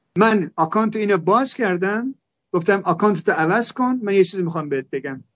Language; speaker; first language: Persian; non-native, local second language; Turkmen